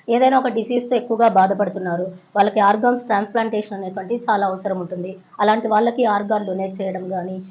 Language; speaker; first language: Telugu; native; Telugu